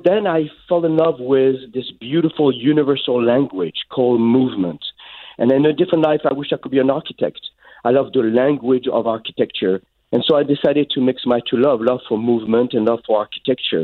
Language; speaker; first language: English; non-native, fluent; French